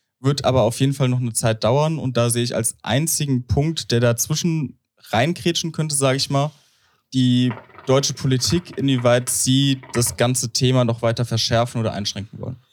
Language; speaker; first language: German; native; German